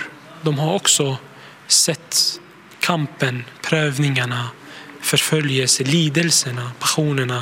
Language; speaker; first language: Swedish; early bilingual, other home language; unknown